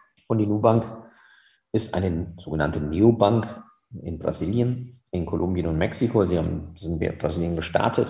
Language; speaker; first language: German; native; German